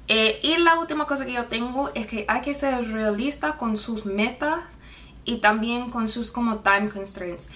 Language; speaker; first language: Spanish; non-native, fluent; English